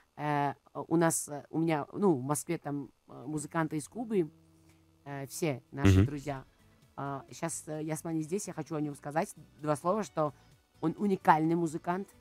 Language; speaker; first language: Russian; non-native, fluent; Georgian